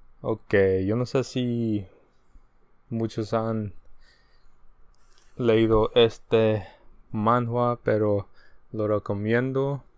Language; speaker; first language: Spanish; early bilingual, heritage; Spanish